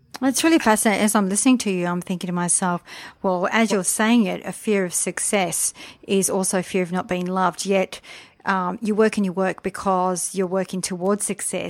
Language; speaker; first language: English; native; English